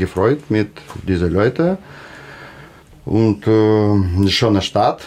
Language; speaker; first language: German; non-native, learner; Russian